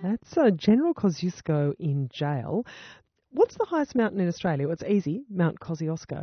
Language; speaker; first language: English; native; English